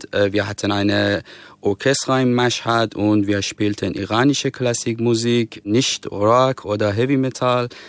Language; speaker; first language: German; non-native, fluent; Persian